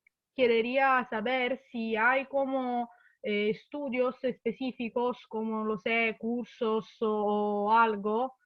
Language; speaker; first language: Spanish; non-native, fluent; Italian